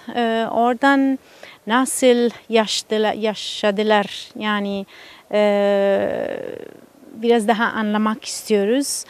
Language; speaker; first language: Turkish; non-native, learner; Italian